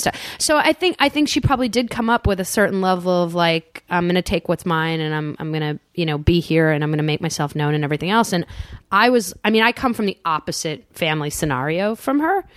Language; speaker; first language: English; native; English